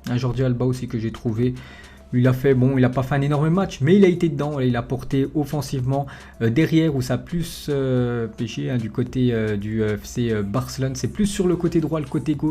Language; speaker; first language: French; native; French